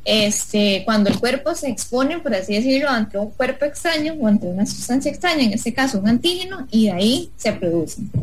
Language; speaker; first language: Spanish; native; Spanish